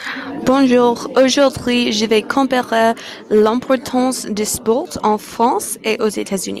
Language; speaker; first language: French; non-native, learner; English